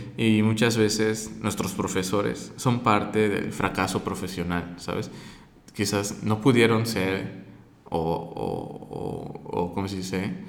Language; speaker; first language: Spanish; native; Spanish